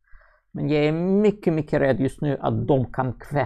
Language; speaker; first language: Swedish; non-native, fluent; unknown